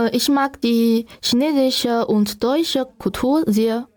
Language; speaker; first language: German; non-native, learner; Chinese